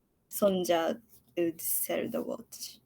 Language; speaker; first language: English; non-native, learner; Japanese